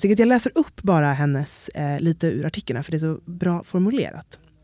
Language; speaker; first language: Swedish; native; Swedish